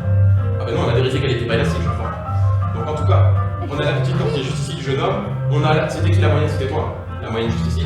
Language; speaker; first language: French; native; French